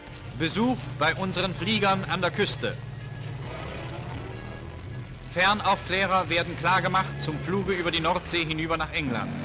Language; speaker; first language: German; native; German